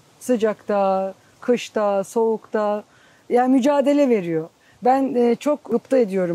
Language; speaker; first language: Turkish; native; Turkish